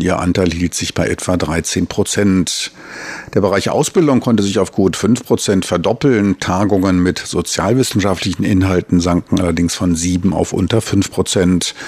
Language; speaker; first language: German; native; German